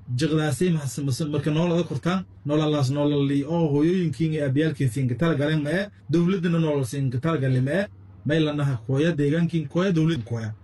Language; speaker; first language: Somali; non-native, local second language; Maay